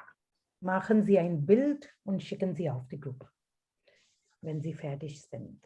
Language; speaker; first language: German; non-native, fluent; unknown